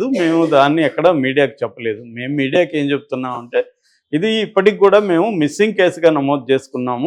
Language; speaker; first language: Telugu; native; Telugu